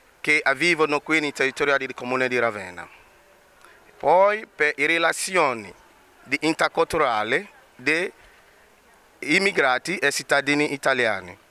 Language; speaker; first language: Italian; non-native, learner; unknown